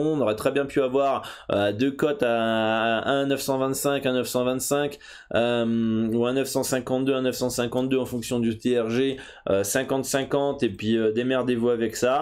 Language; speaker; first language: French; native; French